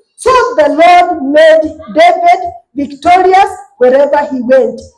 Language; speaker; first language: English; non-native, local second language; Swahili